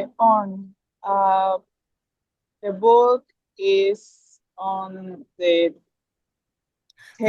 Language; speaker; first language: English; non-native, learner; Spanish